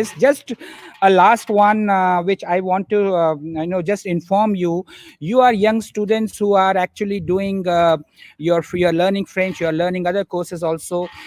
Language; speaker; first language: English; non-native, fluent; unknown